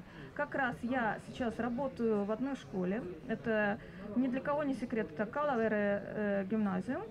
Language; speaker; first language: Russian; non-native, fluent; Estonian